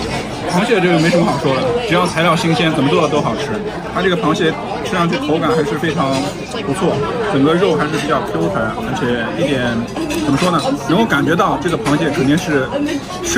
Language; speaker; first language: Chinese; native; Chinese